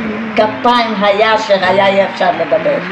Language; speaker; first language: Hebrew; non-native, fluent; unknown